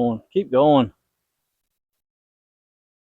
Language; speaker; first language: English; native; English